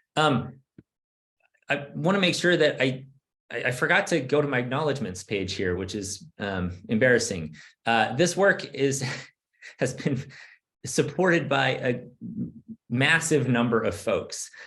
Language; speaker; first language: English; native; English